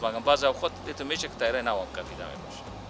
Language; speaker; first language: Persian; native; Persian